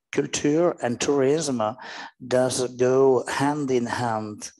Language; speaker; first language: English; non-native, learner; French